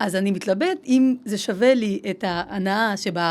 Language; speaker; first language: Hebrew; native; Hebrew